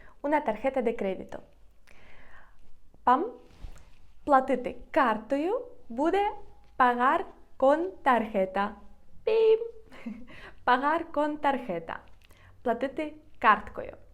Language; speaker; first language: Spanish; non-native, fluent; Ukrainian